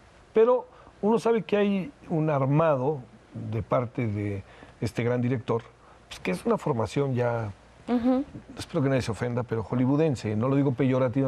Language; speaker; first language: Spanish; native; Spanish